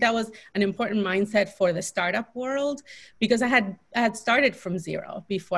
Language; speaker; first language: English; non-native, fluent; Spanish